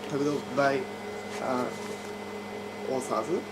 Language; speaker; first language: English; non-native, learner; Japanese